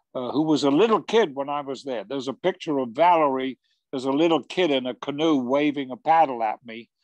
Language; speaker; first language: English; native; English